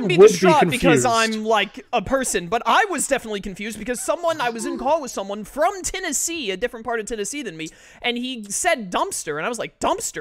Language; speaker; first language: English; native; English